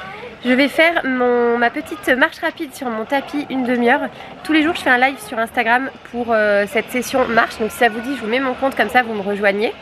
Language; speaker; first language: French; native; French